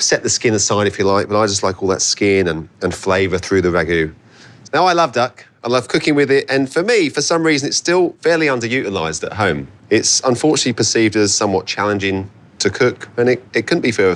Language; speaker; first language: English; native; English